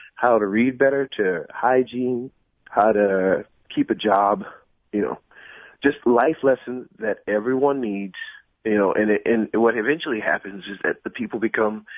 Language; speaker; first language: English; native; English